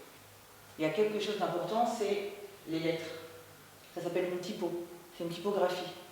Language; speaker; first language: French; native; French